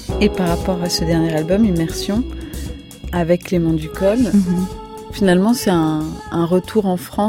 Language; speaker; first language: French; native; French